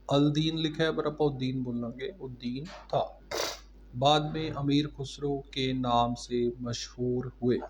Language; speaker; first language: Urdu; non-native, local second language; Punjabi